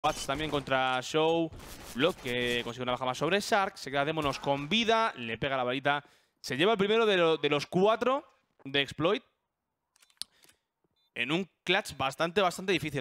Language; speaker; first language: Spanish; native; Spanish